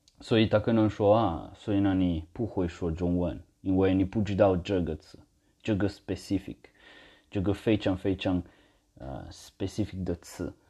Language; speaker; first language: Chinese; non-native, learner; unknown